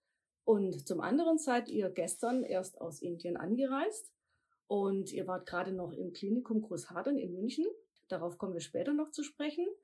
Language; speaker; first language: German; native; German